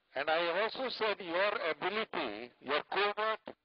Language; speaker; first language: English; non-native, local second language; Tamil